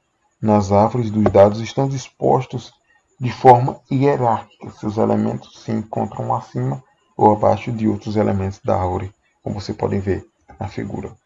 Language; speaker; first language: Portuguese; native; Portuguese